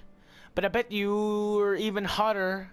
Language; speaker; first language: English; native; English